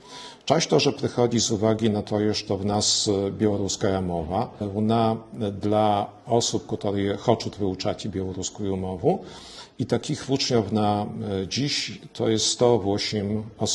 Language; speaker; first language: Polish; non-native, local second language; Belarusian